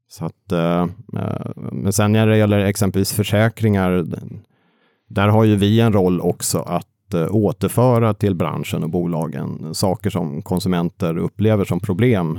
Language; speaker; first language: Swedish; native; Swedish